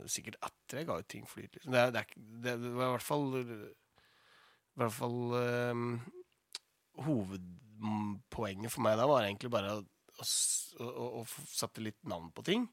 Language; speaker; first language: Norwegian; native; Norwegian